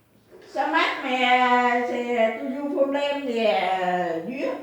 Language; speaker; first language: French; non-native, learner; Vietnamese